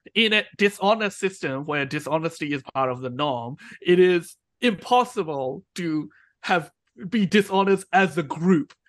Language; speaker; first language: English; non-native, fluent; Burmese